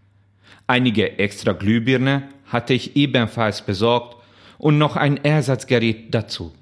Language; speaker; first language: German; non-native, fluent; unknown